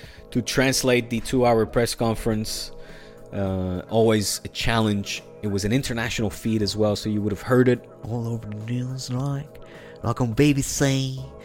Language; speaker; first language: English; early bilingual, other home language; Spanish